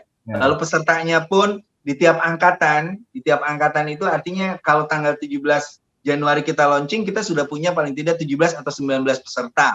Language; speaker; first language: Indonesian; native; Indonesian